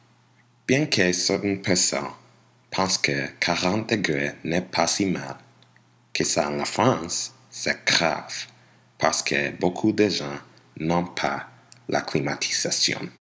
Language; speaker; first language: French; non-native, learner; English